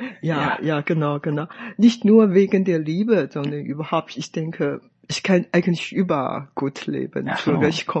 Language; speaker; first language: German; non-native, fluent; Chinese